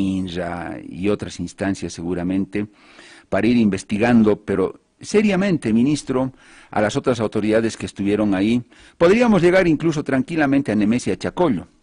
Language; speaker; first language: Spanish; native; Spanish